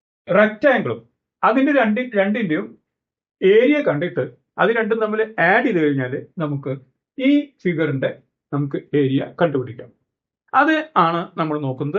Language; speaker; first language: Malayalam; native; Malayalam